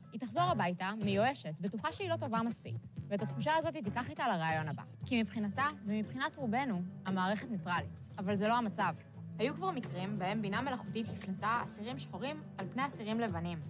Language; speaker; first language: Hebrew; early bilingual, other home language; Russian